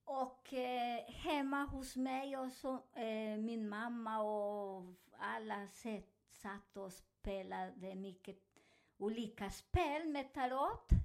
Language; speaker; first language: Swedish; non-native, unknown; Spanish